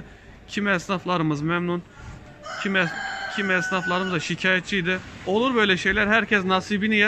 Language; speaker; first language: Turkish; native; Turkish